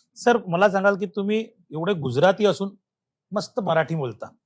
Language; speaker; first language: Marathi; native; Marathi